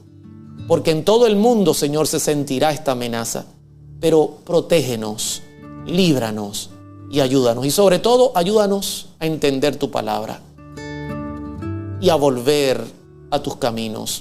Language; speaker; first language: Spanish; native; Spanish